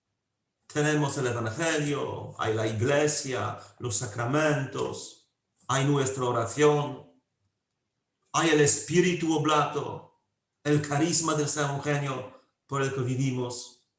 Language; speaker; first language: Spanish; non-native, fluent; Polish